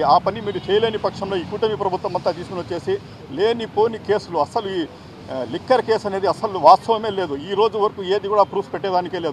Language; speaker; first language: Telugu; native; Telugu